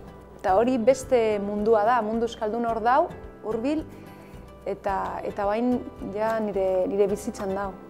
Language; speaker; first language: Basque; non-native, local second language; Spanish